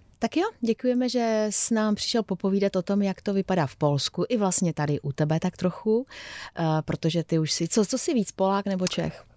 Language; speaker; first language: Czech; native; Czech